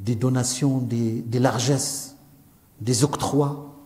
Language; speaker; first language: French; non-native, local second language; Arabic